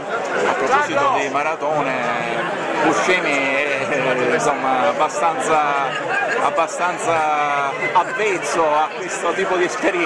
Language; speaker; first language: Italian; native; Italian